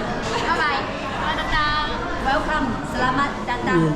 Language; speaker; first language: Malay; non-native, local second language; Chinese